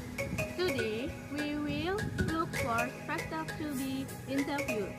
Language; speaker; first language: English; non-native, learner; Indonesian